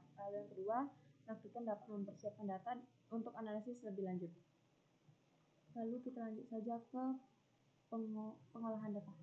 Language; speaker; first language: Indonesian; native; Indonesian